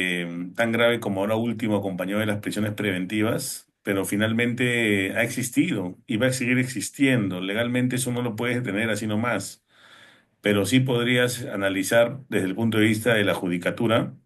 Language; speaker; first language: Spanish; native; Spanish